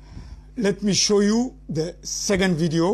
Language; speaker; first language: English; non-native, learner; Somali